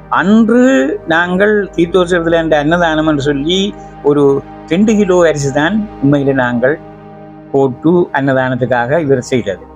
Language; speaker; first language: Tamil; native; Tamil